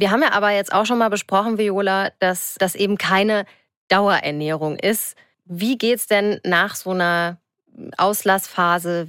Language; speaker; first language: German; native; German